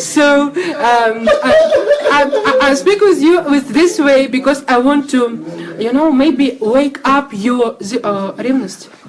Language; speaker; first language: English; non-native, learner; Russian